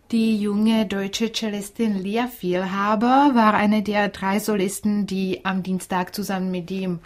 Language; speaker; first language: German; non-native, fluent; Czech